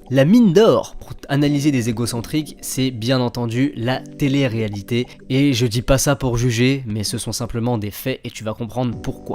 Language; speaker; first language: French; native; French